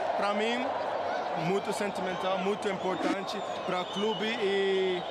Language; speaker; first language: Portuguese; non-native, learner; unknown